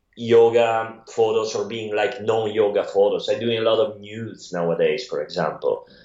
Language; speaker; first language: English; non-native, fluent; Italian